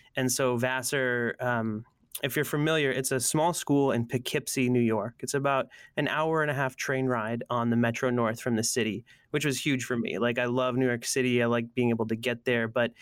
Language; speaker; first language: English; native; English